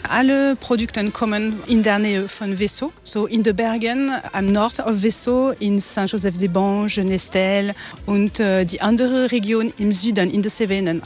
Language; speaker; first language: German; non-native, learner; French